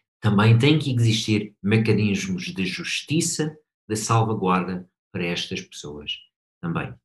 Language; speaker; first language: Portuguese; non-native, fluent; English